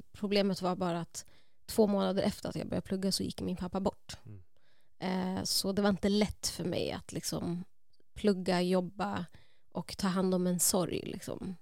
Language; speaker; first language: Swedish; native; Swedish